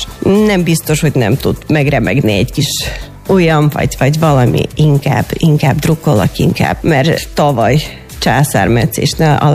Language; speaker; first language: Hungarian; non-native, fluent; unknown